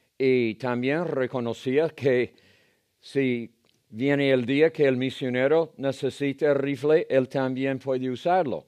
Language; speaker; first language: Spanish; non-native, fluent; English